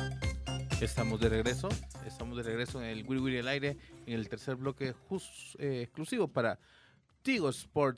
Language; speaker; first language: Spanish; native; Spanish